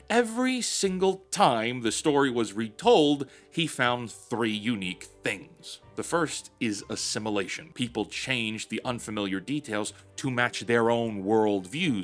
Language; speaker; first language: English; native; English